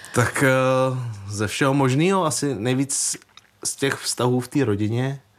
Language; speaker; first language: Czech; early bilingual, other home language; Vietnamese